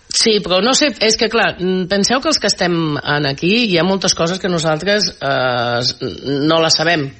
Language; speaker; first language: Catalan; non-native, local second language; Spanish